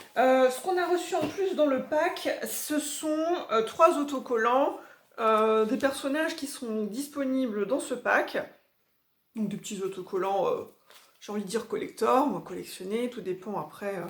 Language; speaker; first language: French; native; French